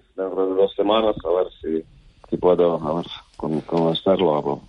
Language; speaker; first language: Spanish; non-native, fluent; Ukrainian